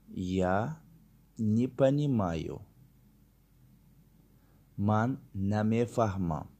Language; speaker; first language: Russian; non-native, learner; Tajik